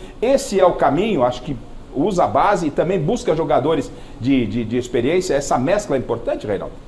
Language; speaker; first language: Portuguese; native; Portuguese